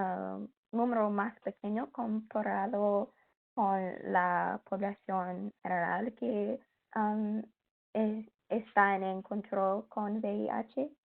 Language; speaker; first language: Spanish; non-native, learner; English